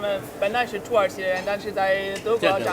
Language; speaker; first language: Chinese; non-native, fluent; German